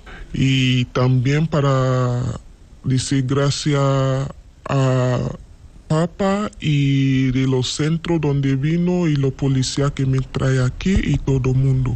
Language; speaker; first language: Spanish; non-native, learner; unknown